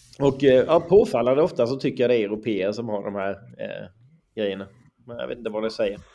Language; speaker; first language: Swedish; native; Swedish